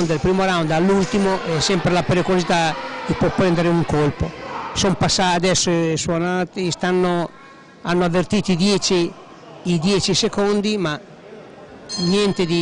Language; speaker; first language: Italian; native; Italian